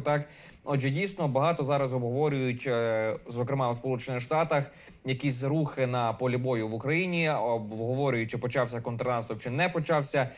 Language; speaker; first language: Ukrainian; native; Ukrainian